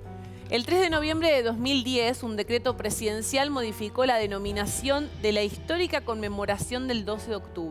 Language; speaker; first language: Spanish; native; Spanish